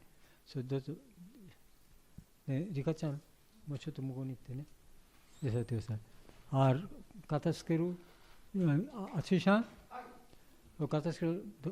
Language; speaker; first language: Japanese; non-native, learner; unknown